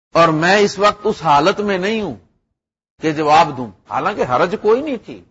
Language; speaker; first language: Urdu; non-native, local second language; Punjabi